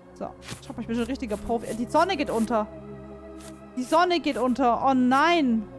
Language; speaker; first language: German; native; German